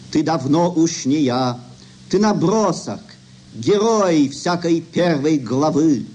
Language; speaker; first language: Russian; native; Russian